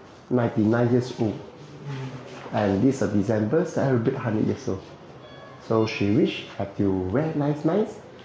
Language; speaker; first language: English; non-native, local second language; Cantonese